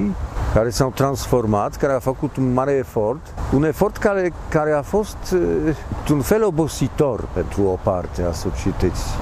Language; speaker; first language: Romanian; non-native, fluent; Polish